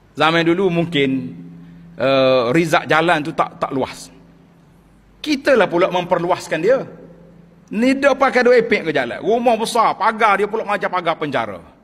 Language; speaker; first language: Malay; native; Malay